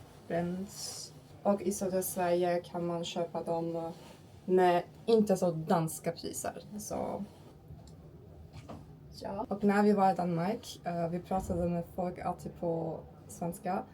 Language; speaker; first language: Swedish; non-native, learner; Turkish